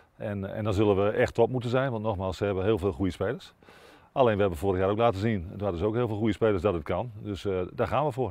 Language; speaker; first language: Dutch; native; Dutch